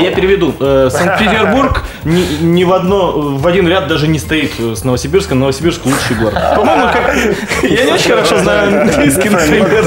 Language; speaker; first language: Russian; native; Russian